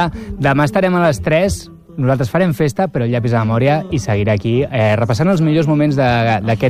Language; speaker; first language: Catalan; native; Catalan